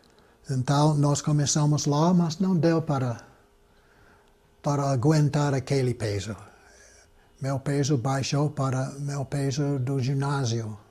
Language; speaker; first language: Portuguese; non-native, fluent; English